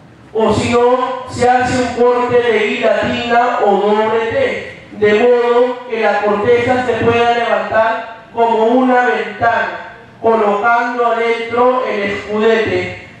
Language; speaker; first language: Spanish; native; Spanish